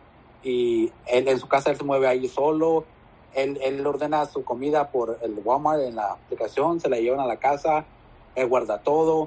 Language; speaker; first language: Spanish; native; Spanish